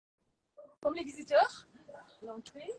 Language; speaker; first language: French; non-native, fluent; German